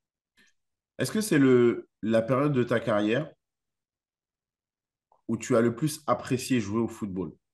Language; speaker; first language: French; native; French